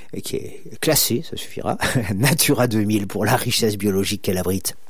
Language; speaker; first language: French; native; French